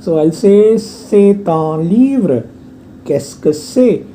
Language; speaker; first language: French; non-native, fluent; Hindi